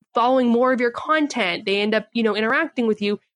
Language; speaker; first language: English; native; English